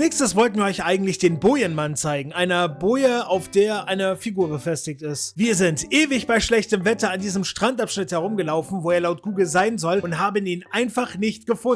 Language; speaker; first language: German; native; German